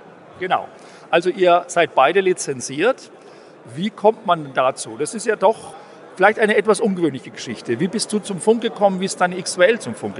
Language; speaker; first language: German; native; German